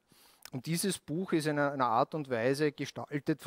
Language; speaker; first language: German; native; German